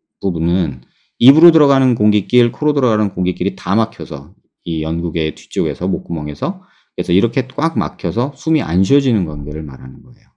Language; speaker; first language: Korean; native; Korean